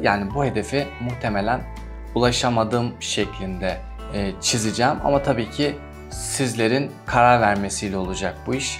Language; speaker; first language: Turkish; native; Turkish